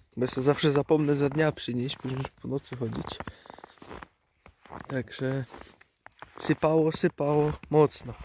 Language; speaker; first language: Polish; native; Polish